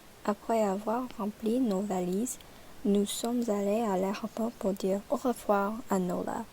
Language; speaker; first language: French; non-native, learner; English